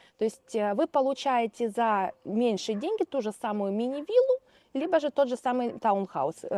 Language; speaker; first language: Russian; non-native, fluent; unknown